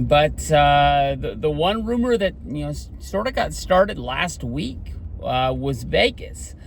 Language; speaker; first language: English; native; English